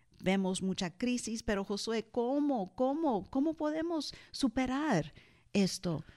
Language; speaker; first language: Spanish; early bilingual, heritage; Spanish